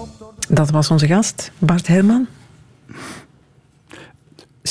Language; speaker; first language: Dutch; native; Dutch